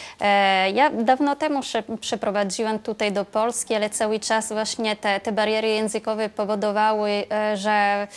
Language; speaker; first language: Polish; non-native, fluent; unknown